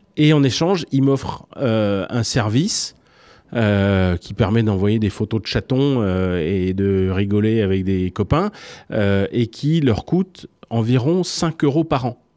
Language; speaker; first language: French; native; French